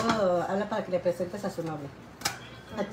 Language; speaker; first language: Spanish; native; Spanish